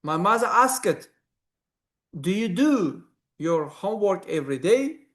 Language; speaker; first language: English; non-native, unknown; Uzbek